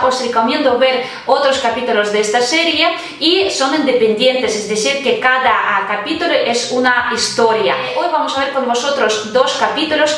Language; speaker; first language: Spanish; non-native, fluent; Russian